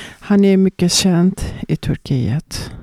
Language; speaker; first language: Swedish; non-native, learner; Arabic